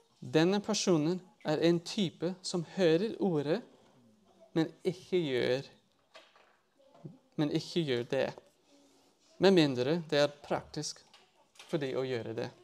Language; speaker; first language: Norwegian; non-native, fluent; English